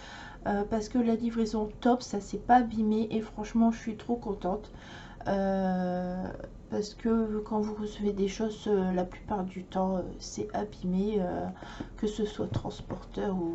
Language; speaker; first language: French; native; French